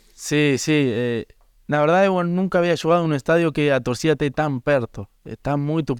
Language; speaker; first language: Portuguese; non-native, learner; Spanish